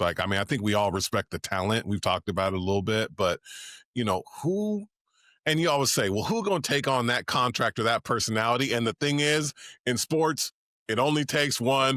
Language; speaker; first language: English; native; English